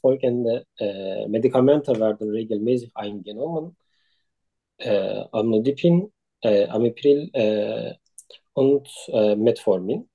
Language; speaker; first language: German; non-native, learner; Turkish